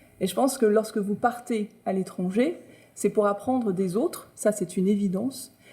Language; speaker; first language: French; native; French